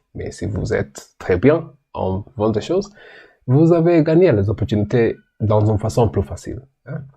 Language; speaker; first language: French; non-native, learner; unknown